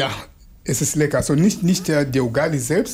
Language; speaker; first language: German; non-native, fluent; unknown